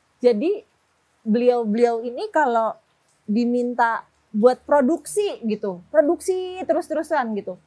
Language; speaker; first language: Indonesian; native; Indonesian